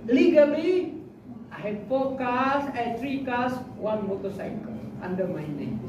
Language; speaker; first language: English; non-native, local second language; Malay